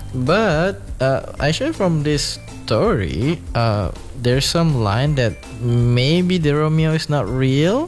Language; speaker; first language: English; non-native, fluent; Indonesian